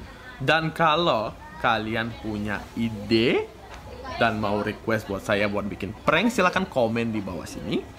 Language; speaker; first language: Indonesian; non-native, fluent; Russian